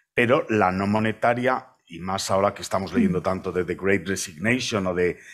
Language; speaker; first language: Spanish; native; Spanish